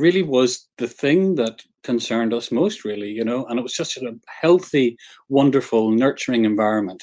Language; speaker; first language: English; native; English